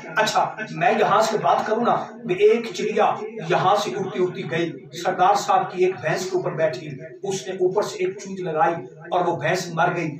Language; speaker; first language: Urdu; non-native, local second language; Punjabi